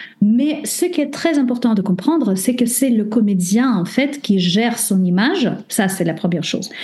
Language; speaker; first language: French; non-native, fluent; Russian